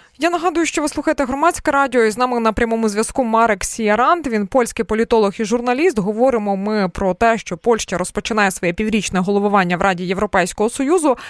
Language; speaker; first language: Ukrainian; native; Ukrainian